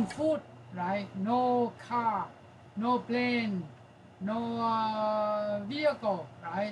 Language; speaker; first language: English; non-native, learner; Vietnamese